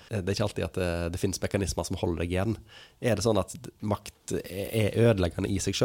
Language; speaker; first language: Norwegian; native; Norwegian